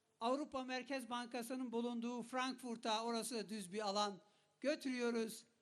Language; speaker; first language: Turkish; non-native, local second language; Kurdish